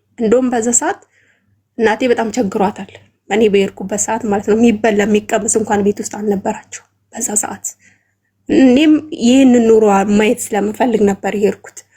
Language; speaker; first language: Amharic; non-native, local second language; Oromo